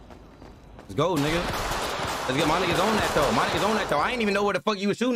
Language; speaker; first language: English; native; English